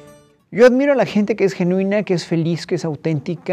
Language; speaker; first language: Spanish; native; Spanish